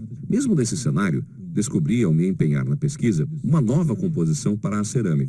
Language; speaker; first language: Portuguese; native; Portuguese